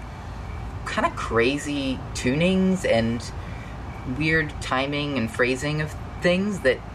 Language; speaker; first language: English; native; English